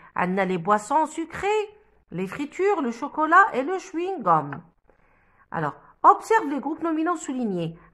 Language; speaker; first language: French; non-native, local second language; Arabic